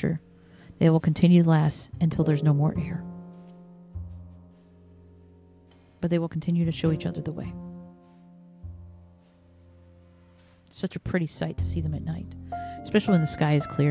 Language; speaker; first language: English; native; English